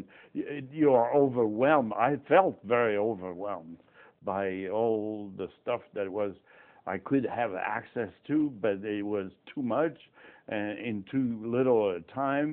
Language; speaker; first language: English; non-native, fluent; French